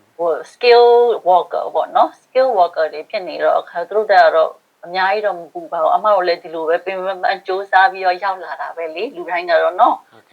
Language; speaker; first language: Burmese; non-native, local second language; Shan